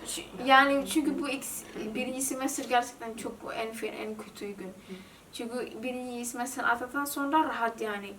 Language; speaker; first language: Turkish; non-native, learner; Indonesian